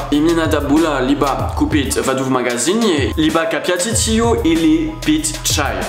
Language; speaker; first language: Russian; non-native, learner; French